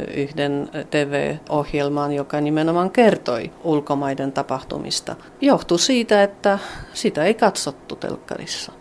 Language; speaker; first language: Finnish; non-native, fluent; Polish